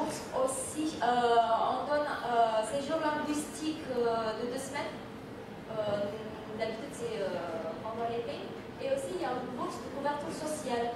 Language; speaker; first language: French; non-native, fluent; Indonesian